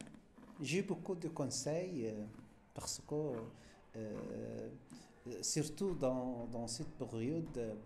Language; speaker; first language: French; non-native, fluent; Arabic